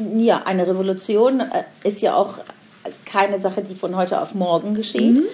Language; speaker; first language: German; non-native, fluent; Persian